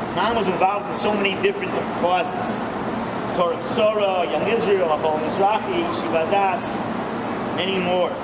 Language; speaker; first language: English; native; English